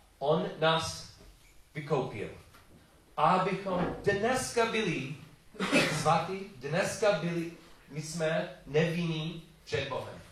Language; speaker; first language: Czech; non-native, learner; English